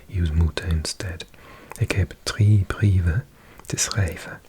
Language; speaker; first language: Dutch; non-native, learner; English